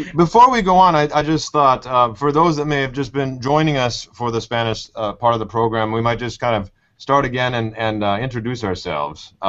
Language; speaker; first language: English; native; English